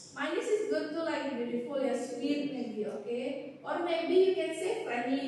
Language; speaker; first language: English; non-native, fluent; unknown